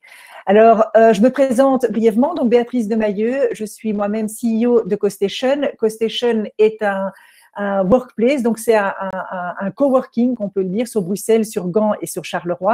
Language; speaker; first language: French; native; French